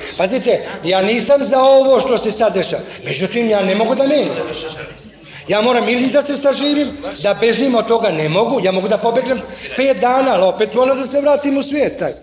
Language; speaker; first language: Serbian; native; Serbian